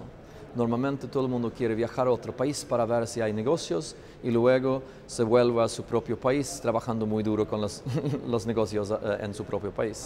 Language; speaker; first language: Spanish; non-native, fluent; Swedish